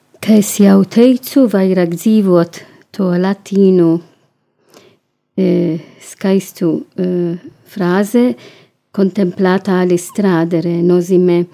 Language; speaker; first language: Latvian; non-native, learner; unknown